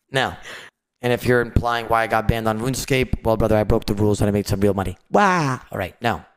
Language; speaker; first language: English; native; English